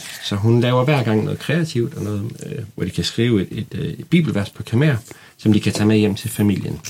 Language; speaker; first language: Danish; native; Danish